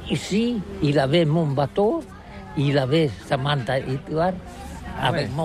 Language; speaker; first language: French; non-native, learner; Catalan